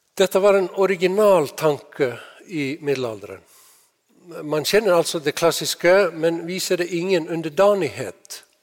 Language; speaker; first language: Norwegian; non-native, fluent; Icelandic